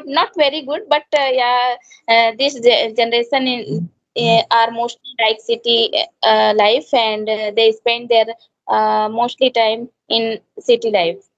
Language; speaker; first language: English; non-native, learner; Hindi